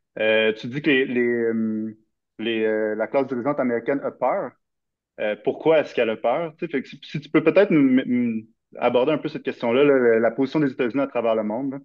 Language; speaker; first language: French; native; French